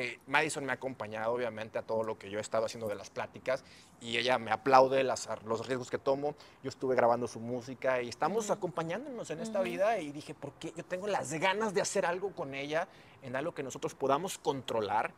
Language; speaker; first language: Spanish; native; Spanish